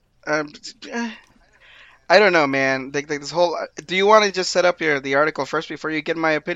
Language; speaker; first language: English; early bilingual, other home language; Spanish